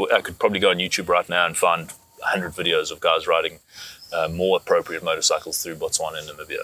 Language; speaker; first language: English; native; English